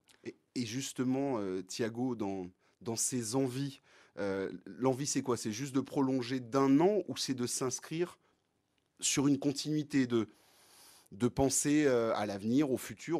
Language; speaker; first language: French; native; French